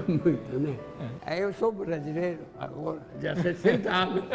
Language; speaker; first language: Portuguese; non-native, learner; Japanese